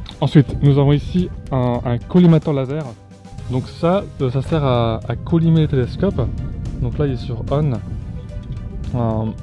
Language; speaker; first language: French; native; French